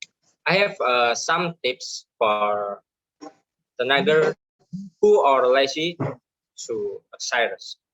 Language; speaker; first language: English; non-native, learner; Indonesian